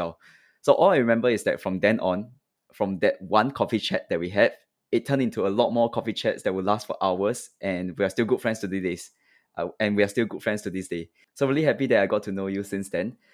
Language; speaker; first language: English; native; English